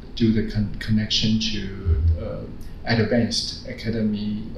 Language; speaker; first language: English; non-native, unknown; Chinese